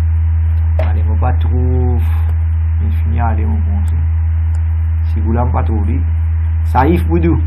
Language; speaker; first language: French; non-native, local second language; Morisyen